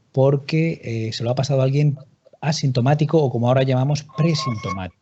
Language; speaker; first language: Spanish; native; Spanish